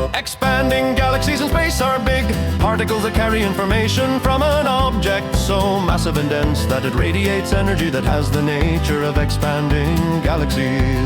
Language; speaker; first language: English; non-native, fluent; Finnish